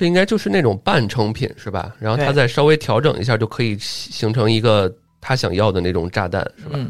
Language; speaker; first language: Chinese; native; Chinese